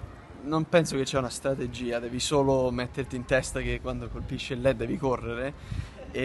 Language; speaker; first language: Italian; early bilingual, heritage; English